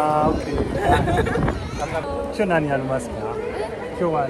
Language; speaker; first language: Japanese; non-native, learner; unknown